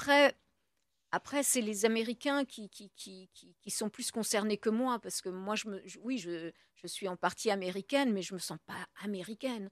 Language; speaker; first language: French; native; French